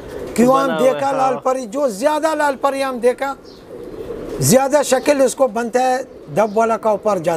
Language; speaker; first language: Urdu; non-native, learner; Arabic